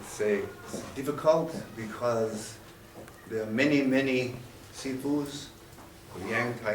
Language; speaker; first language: English; non-native, learner; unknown